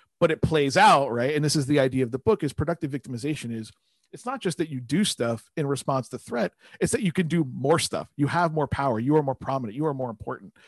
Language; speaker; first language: English; native; English